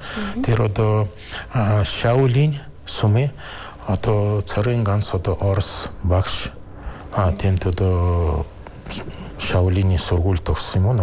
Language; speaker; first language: Mongolian; non-native, fluent; Russian